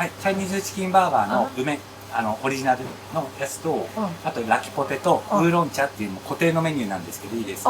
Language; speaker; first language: Japanese; native; Japanese